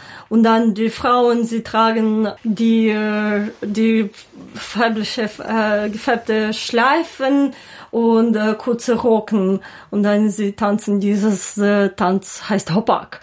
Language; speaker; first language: German; non-native, learner; Ukrainian